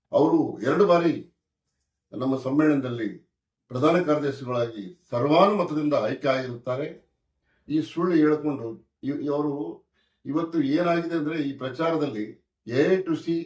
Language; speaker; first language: Kannada; native; Kannada